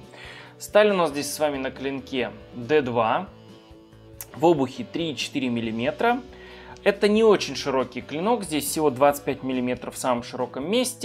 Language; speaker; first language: Russian; native; Russian